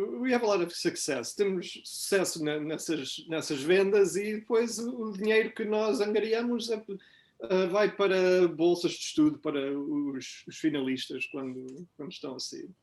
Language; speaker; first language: Portuguese; native; Portuguese